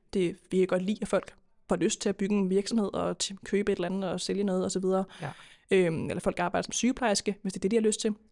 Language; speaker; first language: Danish; native; Danish